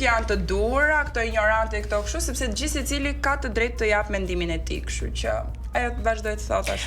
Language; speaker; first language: Albanian; native; Albanian